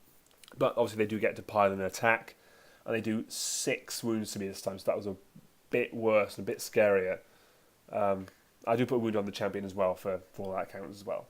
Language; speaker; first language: English; native; English